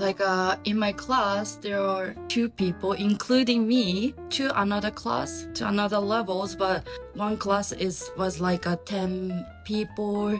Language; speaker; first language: English; non-native, learner; Japanese